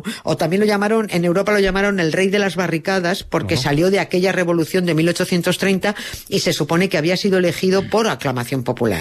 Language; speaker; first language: Spanish; native; Spanish